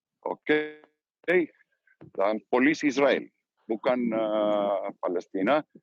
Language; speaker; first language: Indonesian; non-native, learner; Hebrew